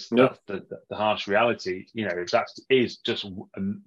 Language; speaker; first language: English; native; English